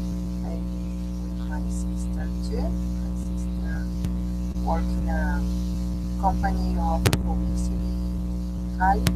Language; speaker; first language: English; non-native, learner; Spanish